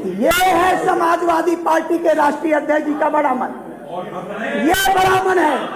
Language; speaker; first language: Hindi; native; Hindi